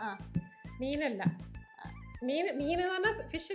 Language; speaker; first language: Malayalam; native; Malayalam